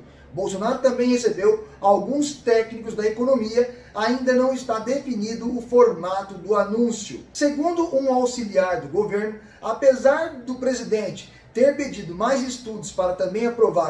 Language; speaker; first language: Portuguese; native; Portuguese